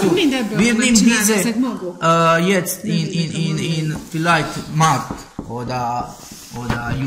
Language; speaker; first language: German; non-native, learner; Croatian